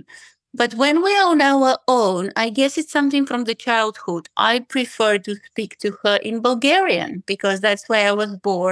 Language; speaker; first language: English; non-native, fluent; Bulgarian